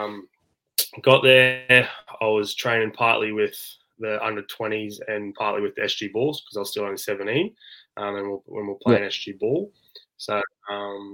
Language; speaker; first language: English; native; English